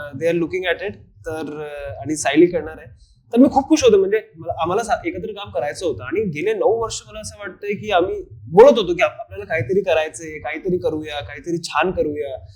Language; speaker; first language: Marathi; non-native, fluent; Hindi